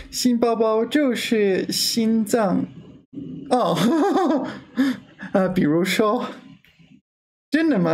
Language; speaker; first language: Chinese; non-native, learner; English